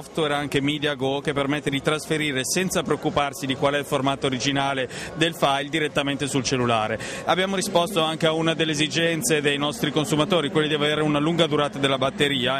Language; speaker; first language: Italian; native; Italian